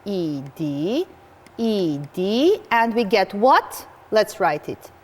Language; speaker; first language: English; non-native, fluent; Georgian